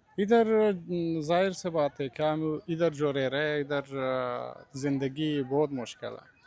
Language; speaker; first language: Urdu; non-native, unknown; Persian